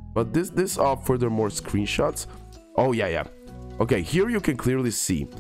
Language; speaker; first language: English; non-native, fluent; Croatian